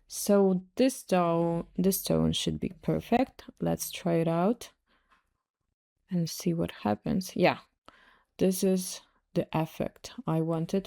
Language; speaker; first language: English; non-native, fluent; Russian